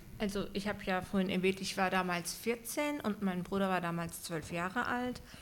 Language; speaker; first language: German; early bilingual, other home language; Turkish